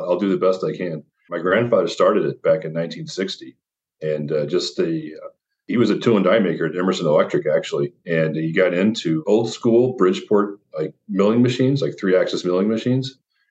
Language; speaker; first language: English; native; English